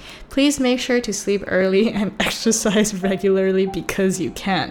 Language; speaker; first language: English; early bilingual, other home language; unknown